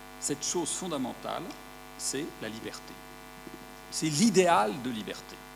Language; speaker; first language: French; native; French